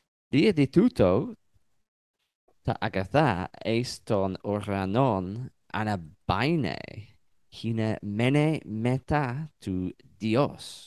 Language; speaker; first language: Greek; non-native, learner; English